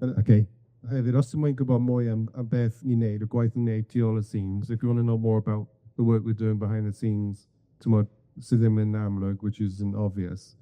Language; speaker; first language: Welsh; non-native, fluent; English